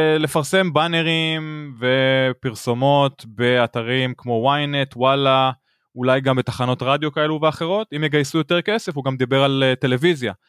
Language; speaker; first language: Hebrew; native; Hebrew